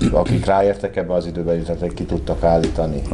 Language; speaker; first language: Hungarian; native; Hungarian